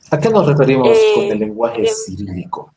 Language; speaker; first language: Spanish; native; Spanish